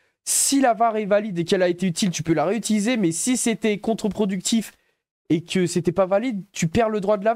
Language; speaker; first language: French; native; French